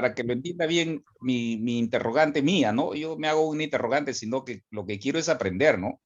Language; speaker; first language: Spanish; native; Spanish